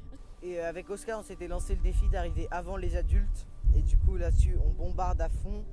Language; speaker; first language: French; native; French